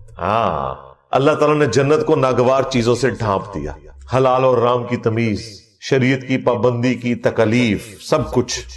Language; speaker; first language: Urdu; non-native, local second language; Punjabi